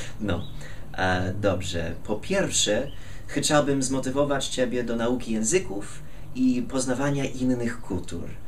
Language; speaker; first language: Polish; non-native, fluent; English